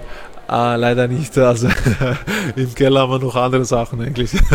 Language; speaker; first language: German; non-native, fluent; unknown